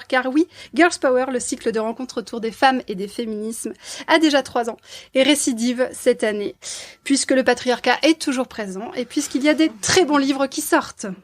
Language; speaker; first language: French; native; French